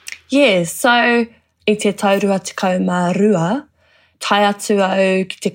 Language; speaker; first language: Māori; non-native, local second language; English